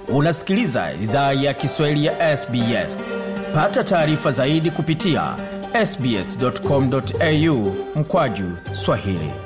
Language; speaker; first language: Swahili; non-native, fluent; Somali